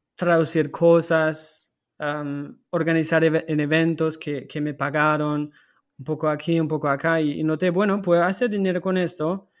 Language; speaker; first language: Spanish; non-native, fluent; German